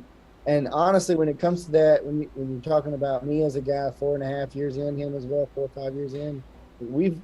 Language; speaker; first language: English; native; English